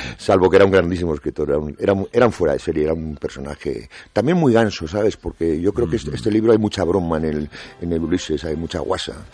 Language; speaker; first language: Spanish; native; Spanish